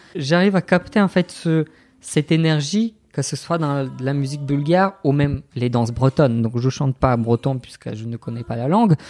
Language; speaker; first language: French; non-native, fluent; Bulgarian